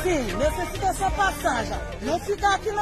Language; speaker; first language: Portuguese; non-native, learner; Haitian Creole